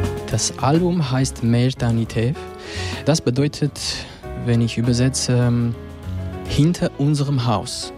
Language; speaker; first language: German; non-native, fluent; Armenian